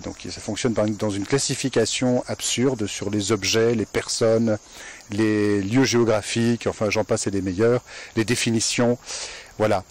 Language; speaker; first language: French; native; French